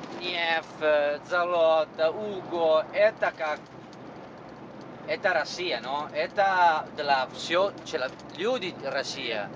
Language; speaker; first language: Russian; non-native, learner; Italian